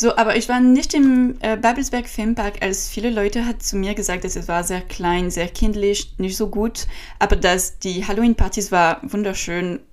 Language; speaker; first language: German; non-native, learner; French